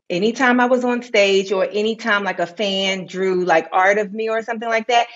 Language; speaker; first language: English; native; English